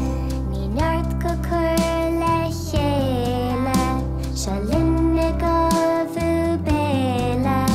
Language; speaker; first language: Irish; native; Irish